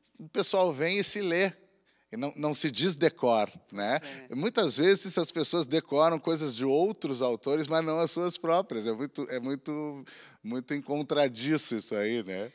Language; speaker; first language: Portuguese; native; Portuguese